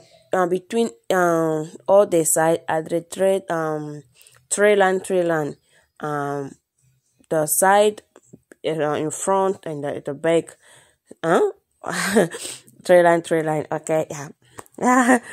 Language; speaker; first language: English; non-native, learner; Lingala